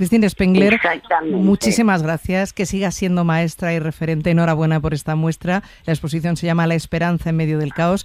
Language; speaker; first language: Spanish; native; Spanish